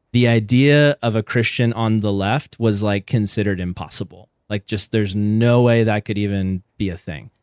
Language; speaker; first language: English; native; English